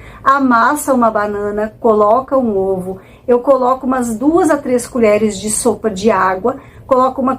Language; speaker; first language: Portuguese; native; Portuguese